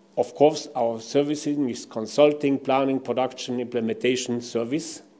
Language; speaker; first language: English; non-native, fluent; German